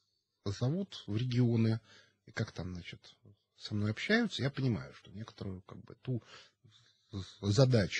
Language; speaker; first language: Russian; native; Russian